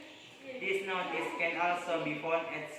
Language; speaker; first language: English; non-native, learner; Indonesian